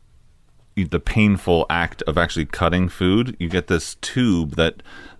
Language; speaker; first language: English; native; English